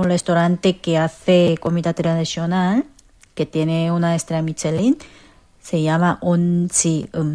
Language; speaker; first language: Spanish; non-native, fluent; Korean